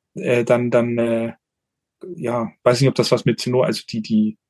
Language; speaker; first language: German; native; German